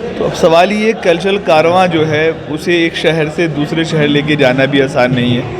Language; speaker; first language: Urdu; native; Urdu